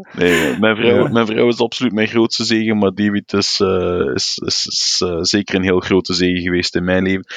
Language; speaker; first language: Dutch; native; Dutch